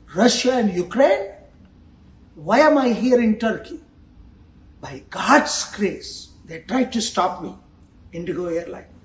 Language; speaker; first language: English; non-native, local second language; Telugu